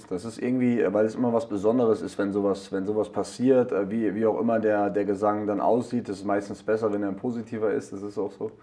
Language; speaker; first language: German; native; German